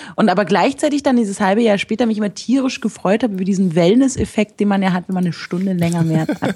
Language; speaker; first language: German; native; German